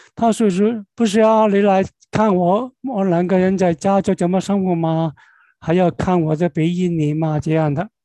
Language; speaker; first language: Chinese; non-native, local second language; Cantonese